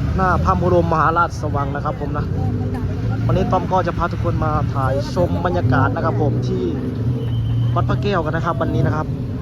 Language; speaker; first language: Thai; native; Thai